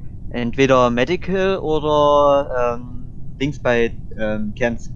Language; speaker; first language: German; native; German